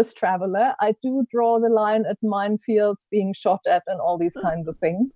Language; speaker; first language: English; non-native, fluent; German